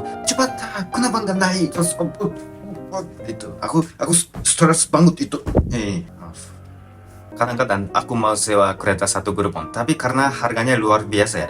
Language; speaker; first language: Indonesian; non-native, fluent; Japanese